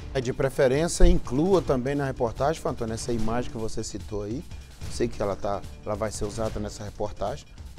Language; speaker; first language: Portuguese; native; Portuguese